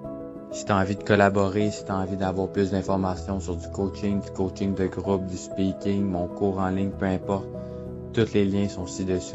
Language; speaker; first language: French; native; French